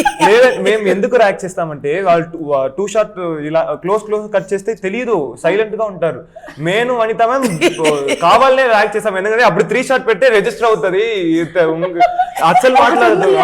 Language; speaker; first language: Telugu; non-native, local second language; Tamil